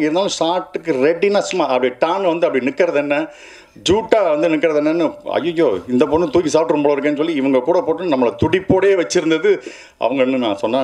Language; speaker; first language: Tamil; native; Tamil